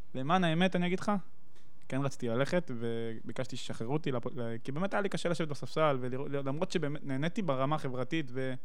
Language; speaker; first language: Hebrew; native; Hebrew